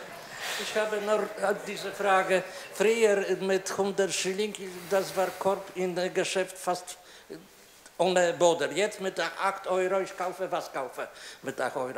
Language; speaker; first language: German; non-native, learner; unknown